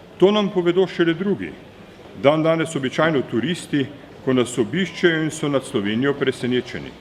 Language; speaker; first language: Slovenian; native; Slovenian